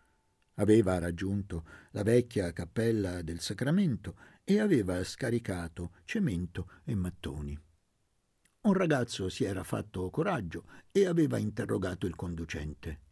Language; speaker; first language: Italian; native; Italian